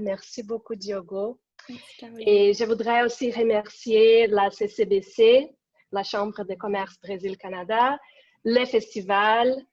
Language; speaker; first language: French; non-native, fluent; Portuguese